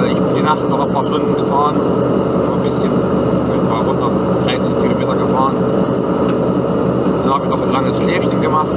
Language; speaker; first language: German; native; German